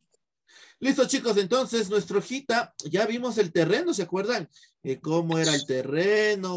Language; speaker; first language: Spanish; native; Spanish